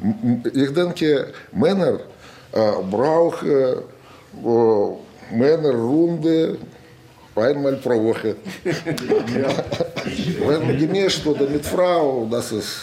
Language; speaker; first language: German; non-native, learner; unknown